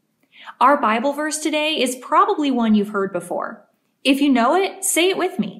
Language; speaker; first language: English; native; English